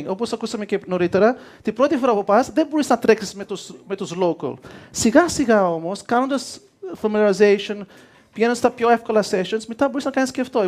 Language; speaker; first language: Greek; early bilingual, heritage; Greek